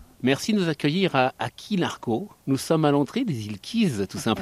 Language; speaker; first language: French; native; French